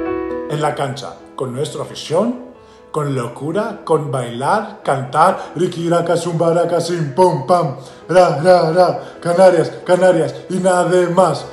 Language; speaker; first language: Spanish; non-native, learner; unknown